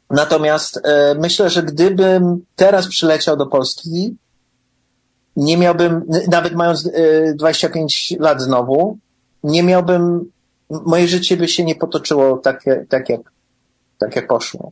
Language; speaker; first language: Polish; early bilingual, heritage; English